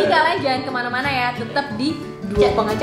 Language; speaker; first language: Indonesian; native; Indonesian